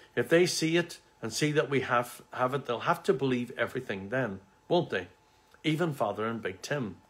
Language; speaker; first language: English; native; English